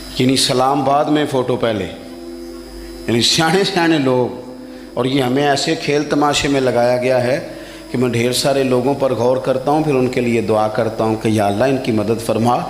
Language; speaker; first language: Urdu; non-native, local second language; Punjabi